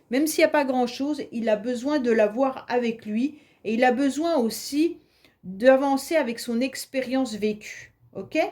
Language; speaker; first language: French; native; French